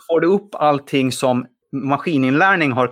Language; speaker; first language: Swedish; native; Swedish